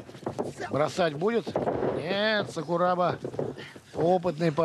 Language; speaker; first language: Russian; native; Russian